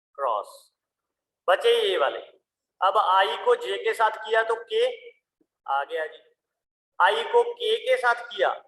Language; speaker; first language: Hindi; non-native, local second language; Punjabi